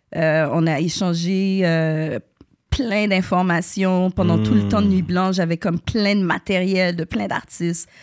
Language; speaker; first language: French; native; French